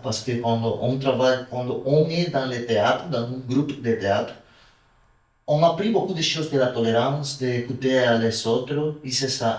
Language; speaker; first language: French; non-native, learner; Spanish